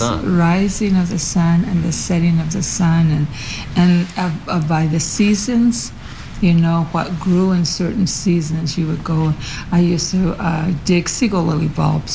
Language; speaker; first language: English; early bilingual, other home language; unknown